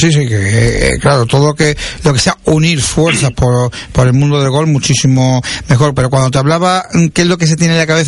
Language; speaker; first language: Spanish; native; Spanish